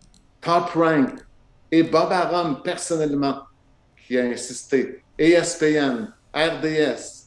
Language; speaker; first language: French; native; French